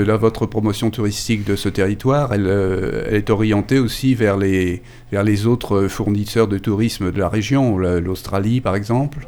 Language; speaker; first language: French; native; French